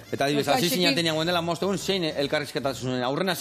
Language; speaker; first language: Basque; native; Basque